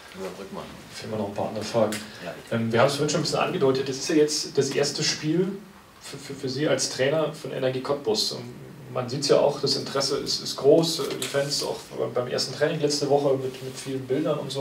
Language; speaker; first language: German; native; German